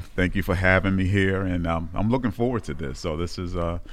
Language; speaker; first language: English; native; English